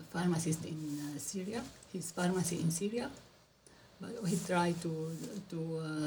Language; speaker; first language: English; non-native, learner; Arabic